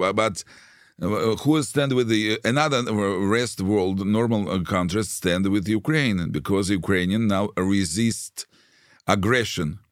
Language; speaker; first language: English; non-native, learner; Russian